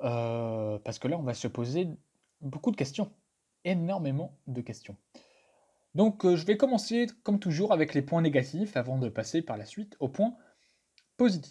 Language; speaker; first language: French; native; French